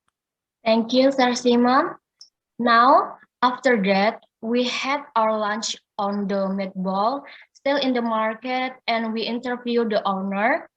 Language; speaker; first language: English; non-native, learner; Indonesian